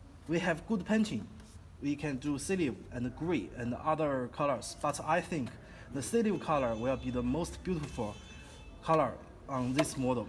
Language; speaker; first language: English; non-native, learner; Chinese